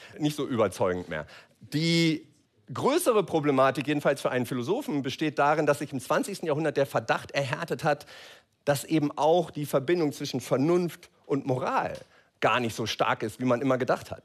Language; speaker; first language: German; native; German